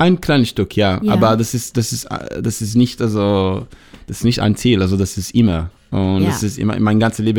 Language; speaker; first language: German; non-native, learner; Hebrew